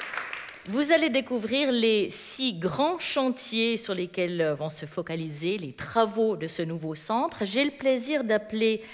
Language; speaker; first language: French; native; French